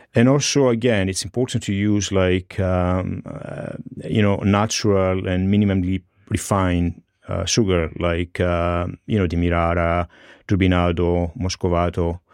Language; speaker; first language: English; non-native, fluent; Greek